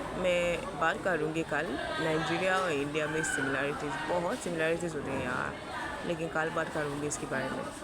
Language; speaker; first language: Hindi; non-native, fluent; Yoruba